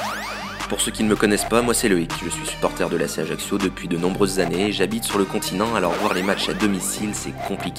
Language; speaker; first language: French; native; French